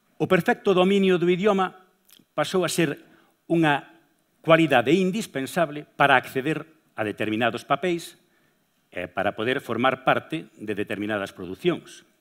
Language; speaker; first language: Galician; native; Galician